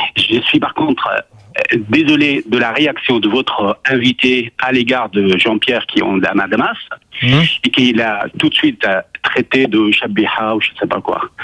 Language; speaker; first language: French; non-native, fluent; Arabic